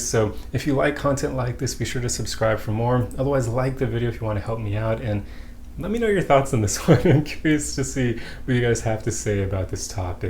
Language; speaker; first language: English; native; English